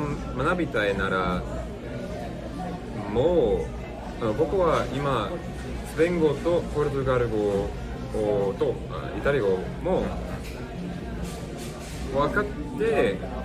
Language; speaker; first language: Japanese; non-native, learner; English